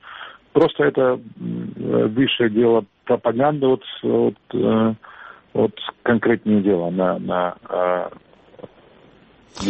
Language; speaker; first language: Russian; non-native, learner; Macedonian